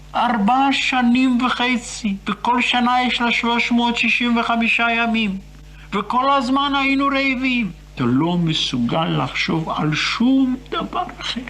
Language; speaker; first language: Hebrew; non-native, fluent; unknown